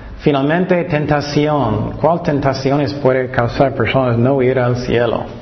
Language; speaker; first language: Spanish; non-native, fluent; English